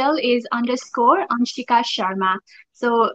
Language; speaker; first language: English; non-native, local second language; Nepali